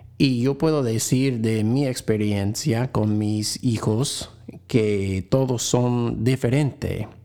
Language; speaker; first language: Spanish; non-native, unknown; English